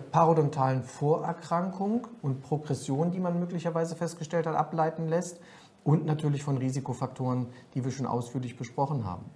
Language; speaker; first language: German; native; German